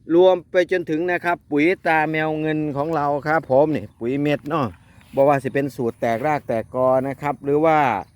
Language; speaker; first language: Thai; native; Thai